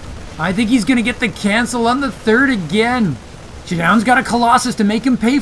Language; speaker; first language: English; native; English